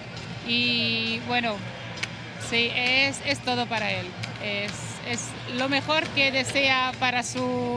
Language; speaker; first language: Spanish; non-native, fluent; Georgian